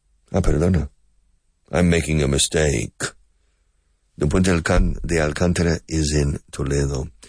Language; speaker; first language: English; native; English